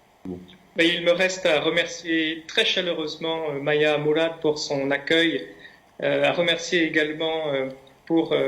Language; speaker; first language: French; native; French